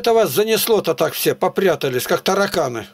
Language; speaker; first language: Russian; native; Russian